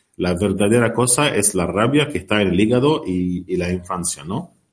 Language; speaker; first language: Spanish; non-native, learner; Arabic